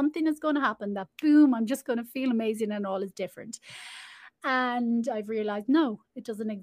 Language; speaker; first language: English; native; English